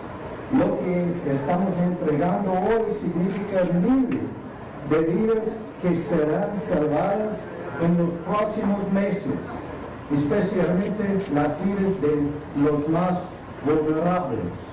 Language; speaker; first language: Spanish; non-native, fluent; English